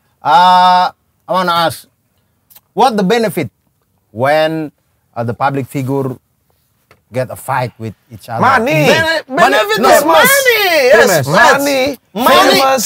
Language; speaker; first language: English; non-native, learner; Indonesian